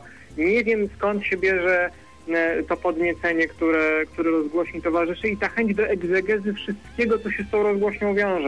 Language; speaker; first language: Polish; native; Polish